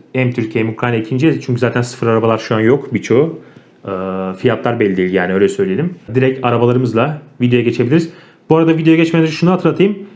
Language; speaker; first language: Turkish; native; Turkish